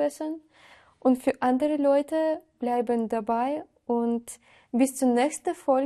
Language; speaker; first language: German; non-native, learner; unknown